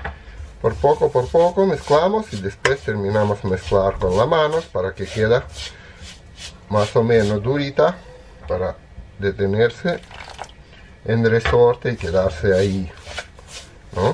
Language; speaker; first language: Spanish; non-native, fluent; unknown